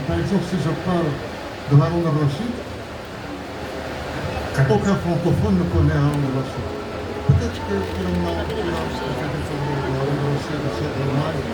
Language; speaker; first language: French; non-native, local second language; Arabic